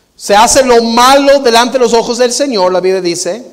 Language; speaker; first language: Spanish; non-native, fluent; English